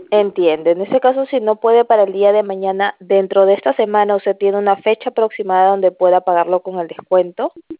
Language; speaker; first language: Spanish; native; Spanish